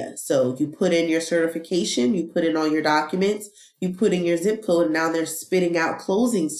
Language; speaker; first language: English; native; English